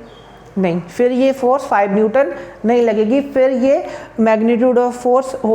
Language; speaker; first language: Hindi; non-native, local second language; Punjabi